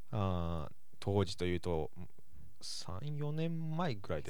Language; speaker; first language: Japanese; native; Japanese